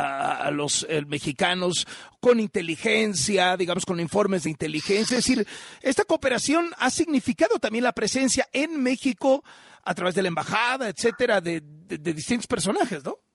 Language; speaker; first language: Spanish; native; Spanish